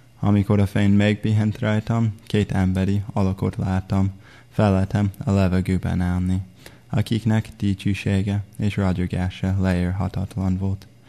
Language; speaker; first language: Hungarian; non-native, fluent; English